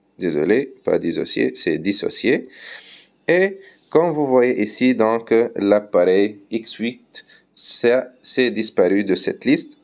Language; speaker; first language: French; non-native, local second language; Arabic